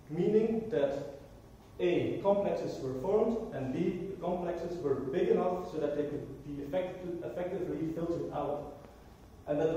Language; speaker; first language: English; non-native, fluent; Dutch